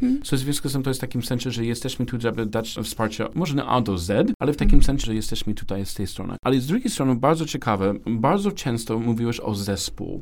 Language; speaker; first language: Polish; non-native, learner; English